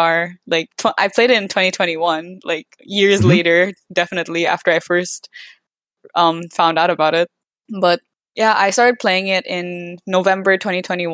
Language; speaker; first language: English; non-native, local second language; Cebuano